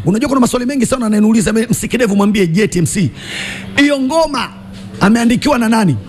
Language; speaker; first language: Swahili; native; Swahili